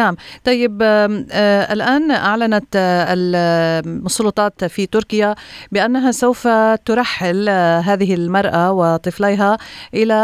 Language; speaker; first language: Arabic; native; Arabic